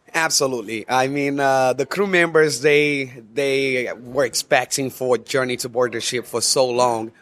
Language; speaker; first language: English; non-native, fluent; Portuguese